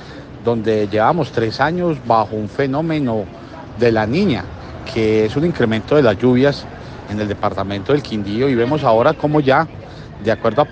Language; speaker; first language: Spanish; native; Spanish